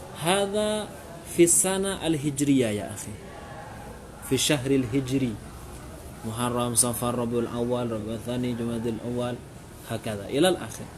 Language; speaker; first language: Arabic; non-native, fluent; Indonesian